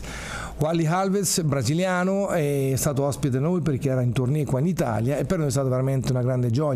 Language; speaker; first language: Italian; native; Italian